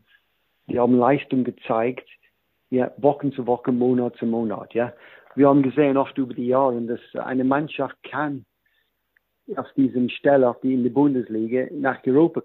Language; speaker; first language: German; non-native, fluent; English